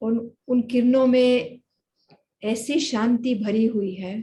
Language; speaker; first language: Hindi; native; Hindi